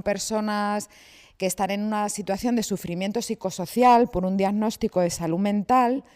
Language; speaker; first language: Spanish; native; Spanish